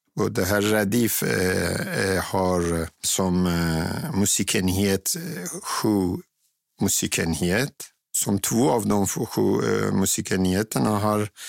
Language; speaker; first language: Swedish; non-native, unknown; Persian